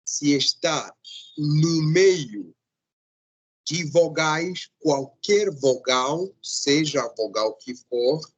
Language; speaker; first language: Portuguese; non-native, fluent; Spanish